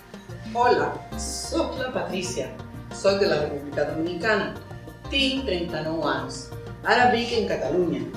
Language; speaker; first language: Catalan; non-native, learner; Spanish